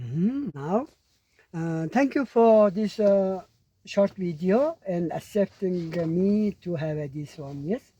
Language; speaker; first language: English; non-native, learner; Mongolian